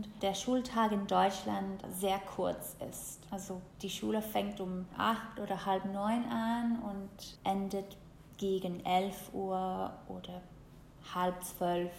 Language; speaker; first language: German; non-native, fluent; English